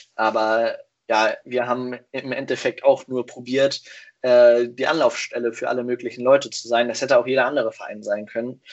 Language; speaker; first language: German; native; German